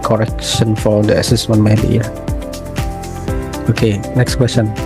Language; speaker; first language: English; non-native, learner; Indonesian